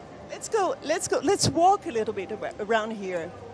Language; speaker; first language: English; non-native, fluent; French